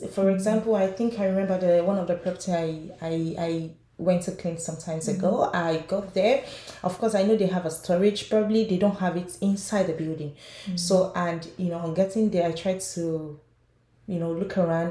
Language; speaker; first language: English; non-native, local second language; Yoruba